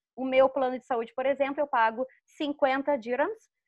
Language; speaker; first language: Portuguese; native; Portuguese